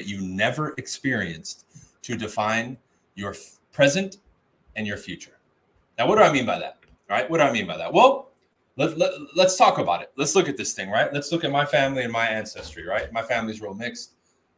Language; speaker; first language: English; native; English